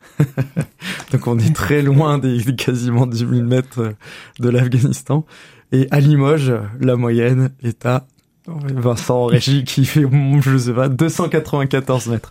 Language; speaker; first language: French; native; French